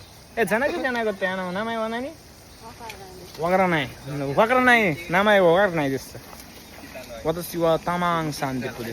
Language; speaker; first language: Japanese; non-native, learner; Nepali